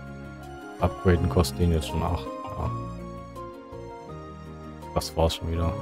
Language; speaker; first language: German; native; German